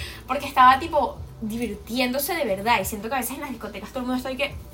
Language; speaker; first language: Spanish; native; Spanish